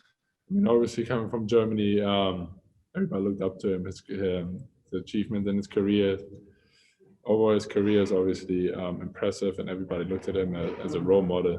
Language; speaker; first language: English; non-native, fluent; German